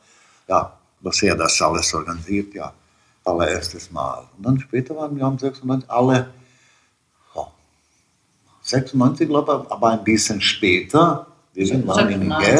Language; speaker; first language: German; non-native, fluent; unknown